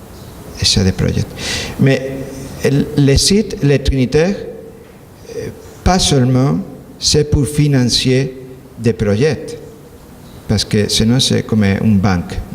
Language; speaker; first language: French; non-native, learner; Spanish